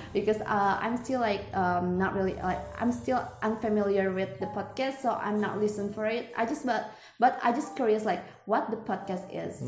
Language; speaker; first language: English; non-native, learner; Indonesian